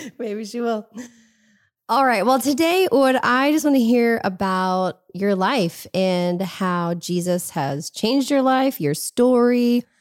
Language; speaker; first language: English; native; English